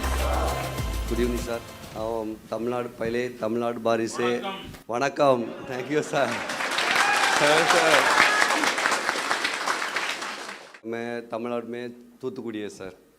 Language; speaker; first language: Hindi; non-native, local second language; Tamil